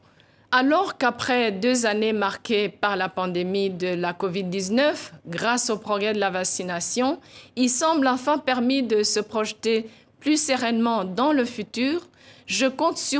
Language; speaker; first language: French; non-native, local second language; Kinyarwanda